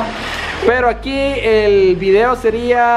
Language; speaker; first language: Spanish; native; Spanish